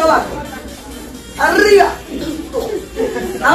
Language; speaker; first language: Spanish; native; Spanish